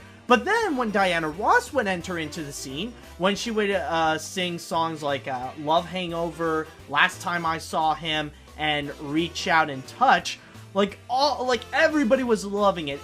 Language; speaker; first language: English; native; English